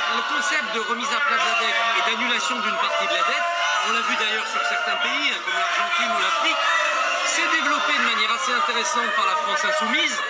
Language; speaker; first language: French; native; French